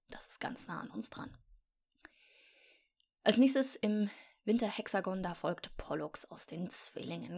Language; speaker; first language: German; native; German